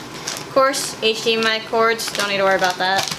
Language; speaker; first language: English; native; English